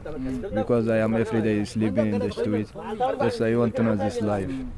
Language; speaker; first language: English; non-native, learner; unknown